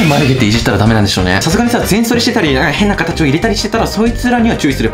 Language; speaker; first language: Japanese; native; Japanese